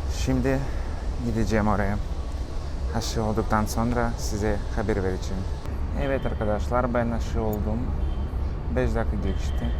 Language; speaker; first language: Turkish; non-native, learner; Russian